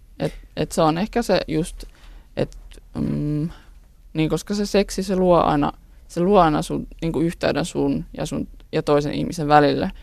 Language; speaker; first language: Finnish; native; Finnish